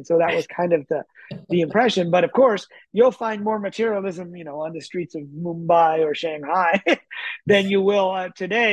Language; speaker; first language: English; native; English